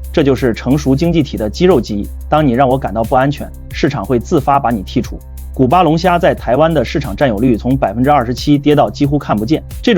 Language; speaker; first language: Chinese; native; Chinese